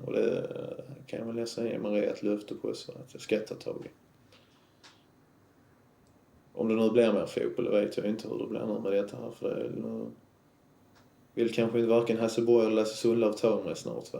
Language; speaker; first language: Swedish; native; Swedish